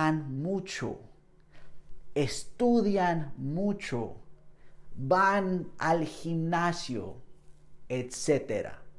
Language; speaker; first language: Spanish; non-native, fluent; English